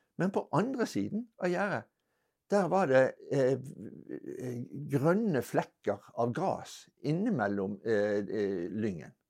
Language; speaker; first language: Norwegian; native; Norwegian